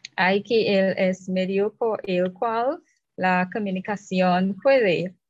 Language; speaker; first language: Spanish; non-native, learner; English